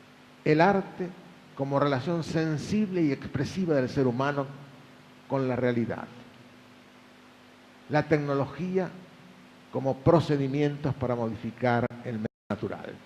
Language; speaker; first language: Spanish; native; Spanish